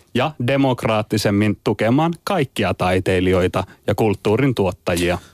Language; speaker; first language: Finnish; native; Finnish